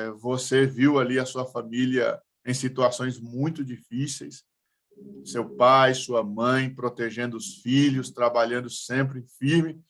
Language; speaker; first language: Portuguese; native; Portuguese